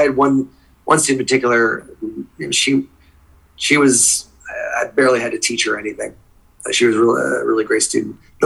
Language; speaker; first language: English; native; English